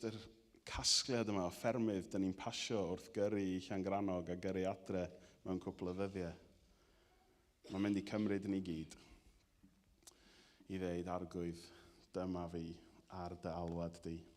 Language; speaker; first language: Welsh; native; Welsh